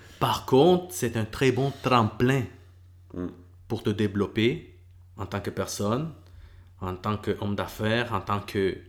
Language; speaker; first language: French; early bilingual, other home language; Spanish